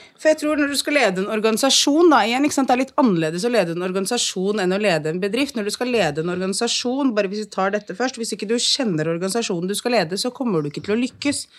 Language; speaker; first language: Norwegian; early bilingual, other home language; Arabic